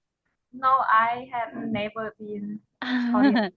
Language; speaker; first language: English; non-native, learner; Vietnamese